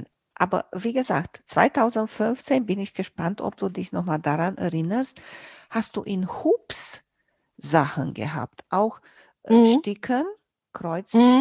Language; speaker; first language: German; non-native, fluent; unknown